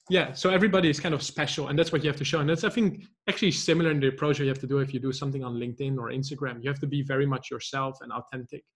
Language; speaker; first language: English; non-native, fluent; Dutch